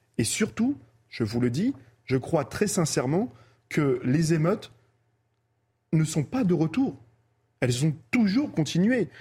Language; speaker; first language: French; early bilingual, other home language; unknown